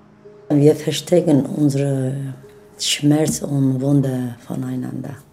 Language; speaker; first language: German; non-native, learner; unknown